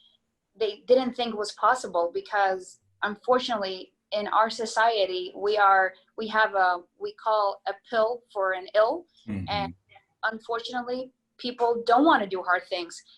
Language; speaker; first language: English; non-native, fluent; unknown